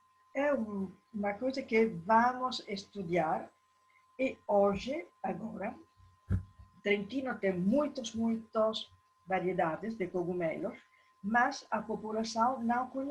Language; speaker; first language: Portuguese; non-native, learner; Italian